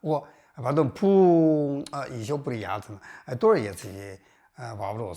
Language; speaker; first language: Russian; non-native, learner; Chinese